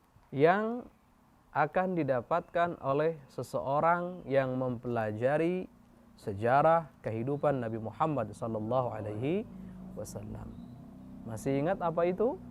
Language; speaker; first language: Indonesian; native; Indonesian